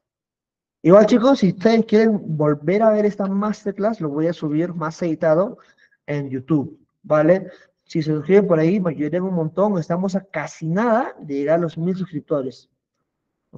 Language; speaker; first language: Spanish; native; Spanish